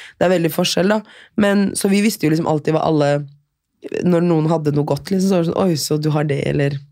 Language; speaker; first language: Norwegian; early bilingual, other home language; Serbian